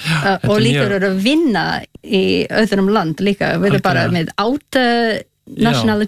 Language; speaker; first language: Icelandic; non-native, learner; Spanish